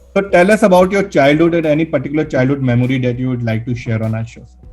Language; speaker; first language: English; non-native, local second language; Hindi